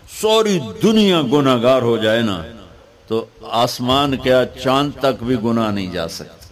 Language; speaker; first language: Urdu; non-native, local second language; Punjabi